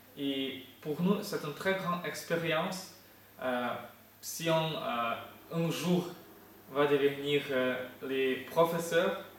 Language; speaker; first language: French; non-native, fluent; Ukrainian